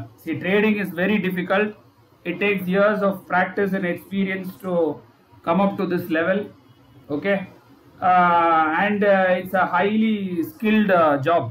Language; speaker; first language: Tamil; native; Tamil